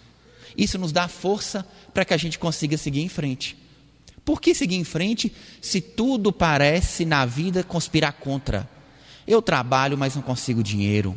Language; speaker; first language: Portuguese; native; Portuguese